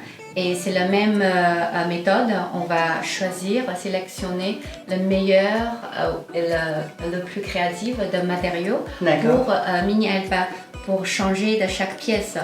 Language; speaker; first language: French; non-native, fluent; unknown